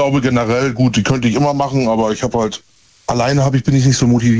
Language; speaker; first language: German; native; German